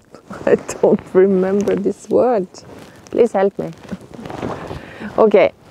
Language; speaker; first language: English; non-native, learner; Norwegian